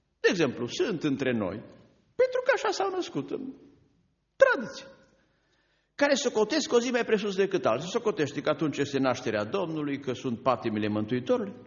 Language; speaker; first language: Romanian; native; Romanian